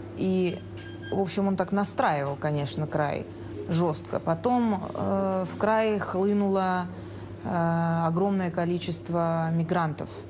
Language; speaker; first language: Russian; native; Russian